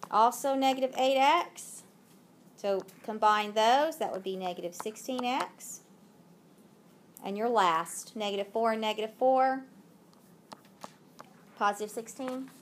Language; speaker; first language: English; native; English